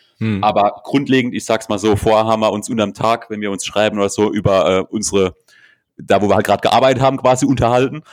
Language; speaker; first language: German; native; German